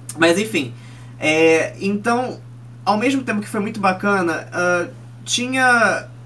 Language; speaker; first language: Portuguese; native; Portuguese